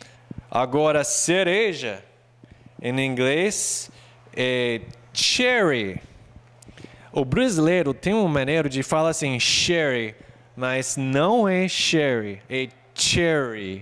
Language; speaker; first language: Portuguese; non-native, fluent; English